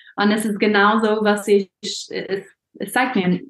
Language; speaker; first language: German; non-native, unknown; English